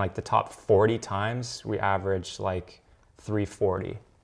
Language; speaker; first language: English; native; English